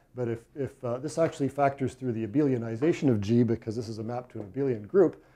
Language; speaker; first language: English; native; English